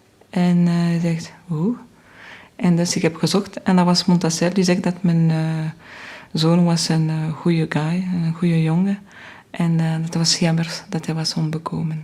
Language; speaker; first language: Dutch; non-native, learner; French